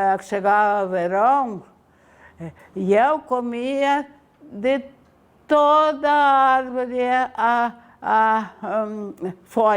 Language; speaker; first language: Portuguese; non-native, fluent; Ukrainian